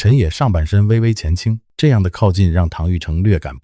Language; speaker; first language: Chinese; native; Chinese